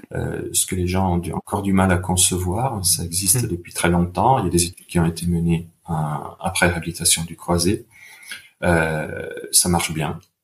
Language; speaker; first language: French; non-native, fluent; Italian